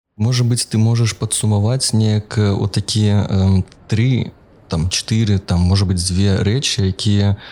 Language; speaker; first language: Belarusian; non-native, local second language; Russian